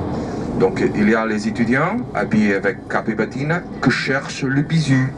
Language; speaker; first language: French; non-native, fluent; Portuguese